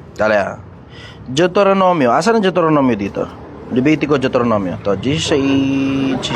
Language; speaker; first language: Filipino; native; Filipino